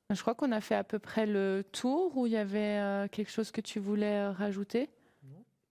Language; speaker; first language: French; native; French